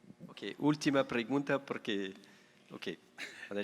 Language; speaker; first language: Spanish; non-native, fluent; French